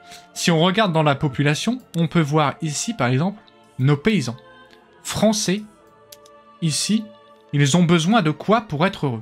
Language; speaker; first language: French; native; French